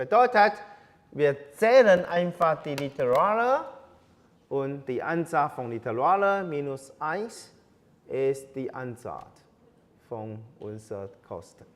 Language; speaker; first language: German; non-native, learner; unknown